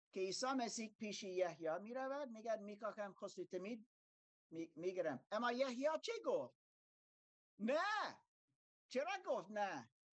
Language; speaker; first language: Persian; non-native, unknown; German